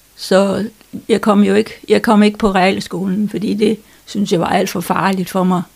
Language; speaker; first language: Danish; native; Danish